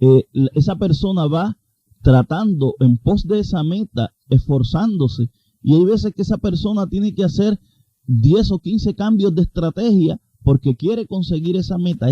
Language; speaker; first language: Spanish; native; Spanish